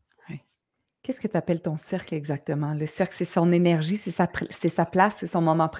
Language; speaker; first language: French; native; French